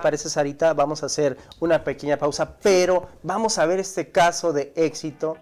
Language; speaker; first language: Spanish; native; Spanish